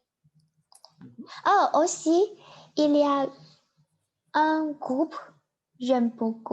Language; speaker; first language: French; non-native, learner; Chinese